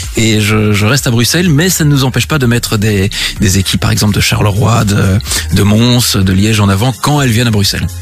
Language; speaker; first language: French; native; French